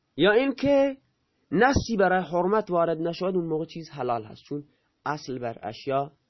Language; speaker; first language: Persian; non-native, local second language; Baluchi